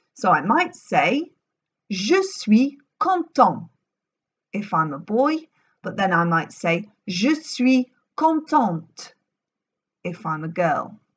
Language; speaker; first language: English; native; English